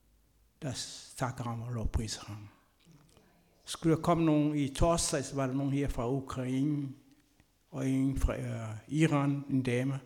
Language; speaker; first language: Danish; non-native, fluent; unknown